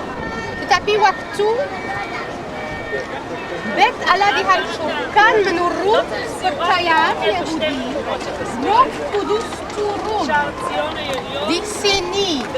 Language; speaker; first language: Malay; non-native, fluent; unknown